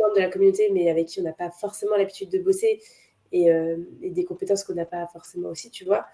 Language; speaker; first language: French; native; French